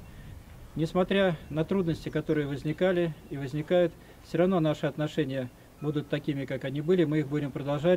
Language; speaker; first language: Russian; native; Russian